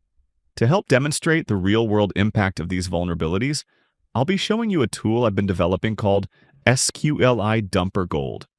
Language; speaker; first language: English; non-native, fluent; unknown